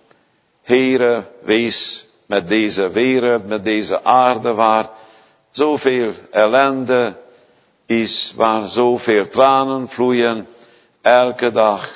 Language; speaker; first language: Dutch; non-native, fluent; Hungarian